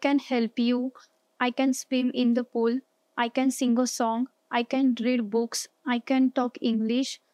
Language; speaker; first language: English; non-native, learner; Marathi